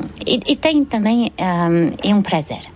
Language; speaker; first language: Portuguese; early bilingual, heritage; French